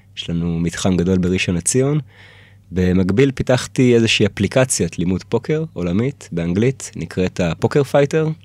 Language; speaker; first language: Hebrew; early bilingual, other home language; Russian